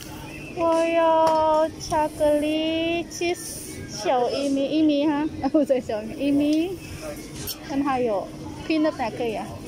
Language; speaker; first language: Chinese; non-native, fluent; Indonesian